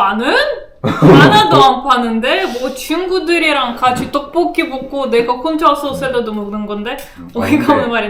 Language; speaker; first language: Korean; non-native, fluent; Russian